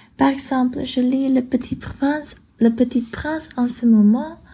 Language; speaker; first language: French; non-native, learner; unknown